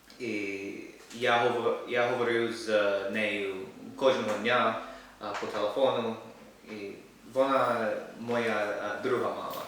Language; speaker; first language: Ukrainian; non-native, learner; English